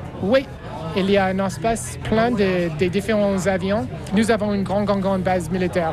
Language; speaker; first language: French; non-native, fluent; English